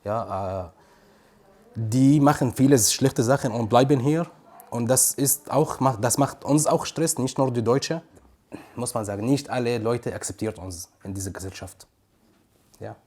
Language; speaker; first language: German; non-native, learner; Arabic